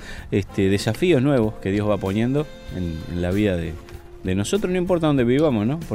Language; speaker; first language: Spanish; native; Spanish